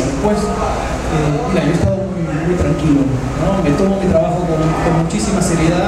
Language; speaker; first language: Spanish; native; Spanish